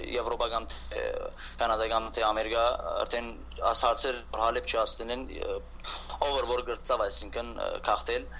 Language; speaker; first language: Armenian; native; Armenian